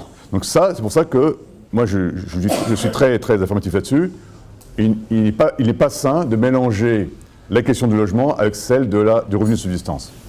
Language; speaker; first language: French; native; French